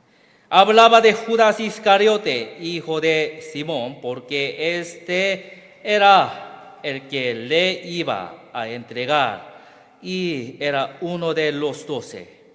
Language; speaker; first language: Spanish; non-native, learner; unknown